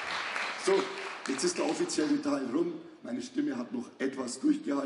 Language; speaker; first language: German; native; German